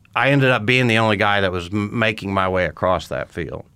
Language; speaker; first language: English; native; English